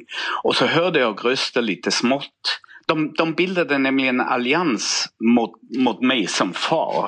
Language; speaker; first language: Swedish; non-native, fluent; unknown